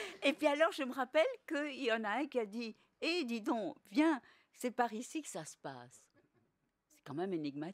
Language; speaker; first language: French; native; French